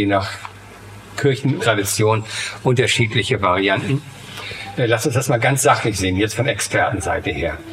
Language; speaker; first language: German; native; German